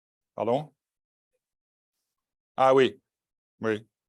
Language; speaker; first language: French; native; French